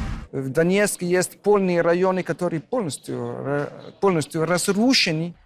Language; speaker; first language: Russian; non-native, fluent; Italian